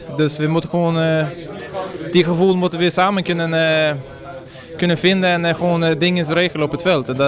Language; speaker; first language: Dutch; non-native, fluent; Swedish